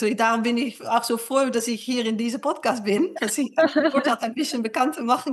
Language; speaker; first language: German; non-native, fluent; Dutch